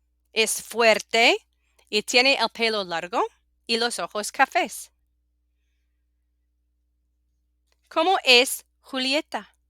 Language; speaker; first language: Spanish; non-native, fluent; English